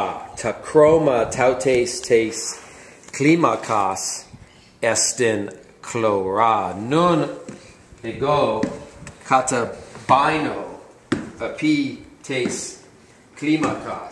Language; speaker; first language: Greek; non-native, learner; English